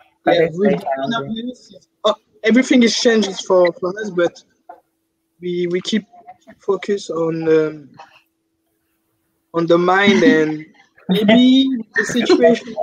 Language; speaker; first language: English; non-native, learner; French